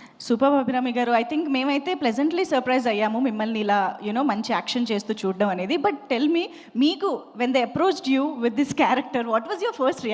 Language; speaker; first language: Telugu; native; Telugu